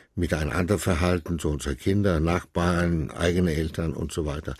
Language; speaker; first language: German; non-native, fluent; Danish